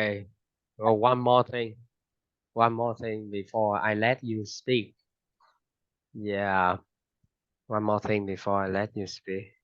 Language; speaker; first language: English; non-native, fluent; Vietnamese